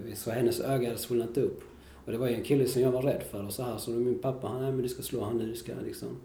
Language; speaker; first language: Swedish; early bilingual, other home language; Spanish